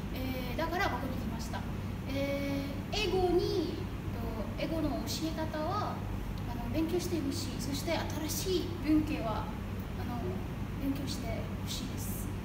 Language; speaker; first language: Japanese; non-native, learner; Malay